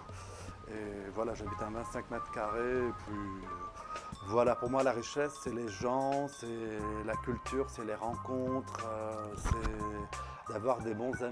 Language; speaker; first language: French; non-native, local second language; Arabic